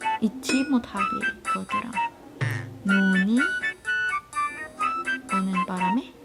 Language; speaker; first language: Korean; non-native, learner; Filipino